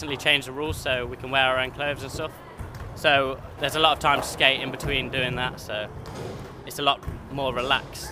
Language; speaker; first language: English; native; English